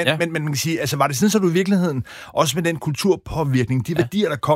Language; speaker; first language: Danish; native; Danish